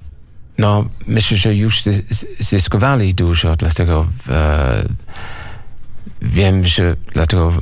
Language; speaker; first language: Polish; non-native, learner; English